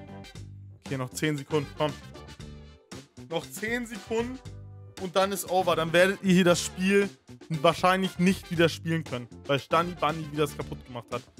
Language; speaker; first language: German; native; German